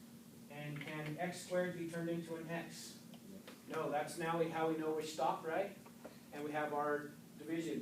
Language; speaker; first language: English; native; English